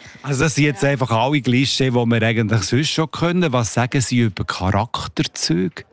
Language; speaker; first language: German; native; German